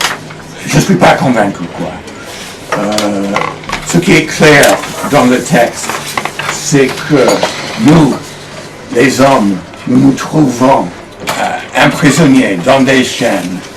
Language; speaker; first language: French; non-native, fluent; English